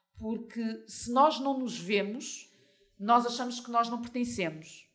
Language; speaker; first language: Portuguese; native; Portuguese